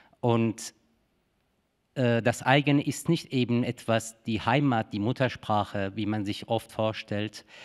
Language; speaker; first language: German; non-native, fluent; Persian